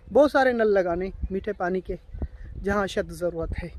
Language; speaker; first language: Urdu; native; Urdu